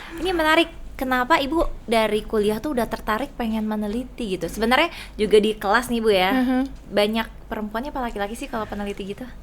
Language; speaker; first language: Indonesian; native; Indonesian